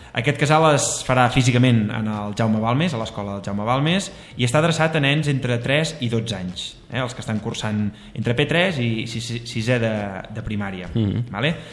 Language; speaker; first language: Catalan; native; Catalan